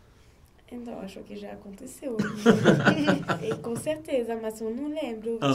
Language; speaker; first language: Portuguese; non-native, learner; French